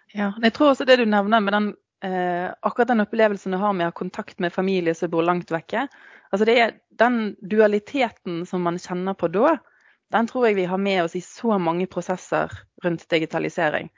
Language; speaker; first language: Norwegian; native; Norwegian